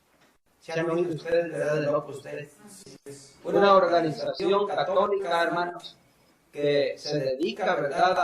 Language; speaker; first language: Spanish; native; Spanish